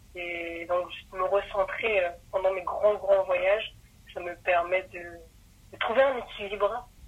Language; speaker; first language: French; early bilingual, other home language; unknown